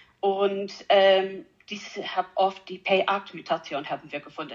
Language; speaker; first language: German; non-native, learner; English